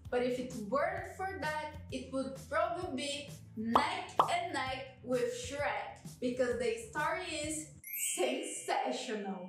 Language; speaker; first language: English; non-native, fluent; Portuguese